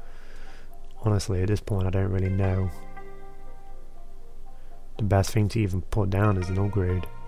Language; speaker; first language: English; native; English